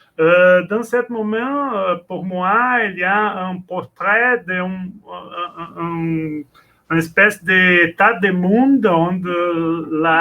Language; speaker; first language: French; non-native, learner; Portuguese